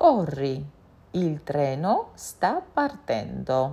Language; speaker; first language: Italian; non-native, fluent; Georgian